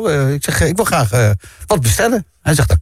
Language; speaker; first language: Dutch; native; Dutch